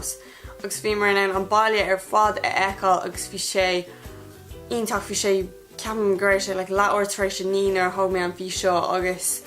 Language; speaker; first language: Irish; non-native, local second language; English